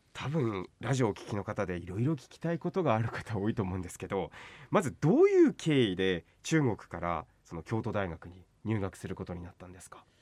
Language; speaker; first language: Japanese; native; Japanese